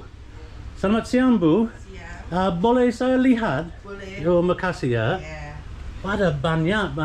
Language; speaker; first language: Indonesian; non-native, learner; English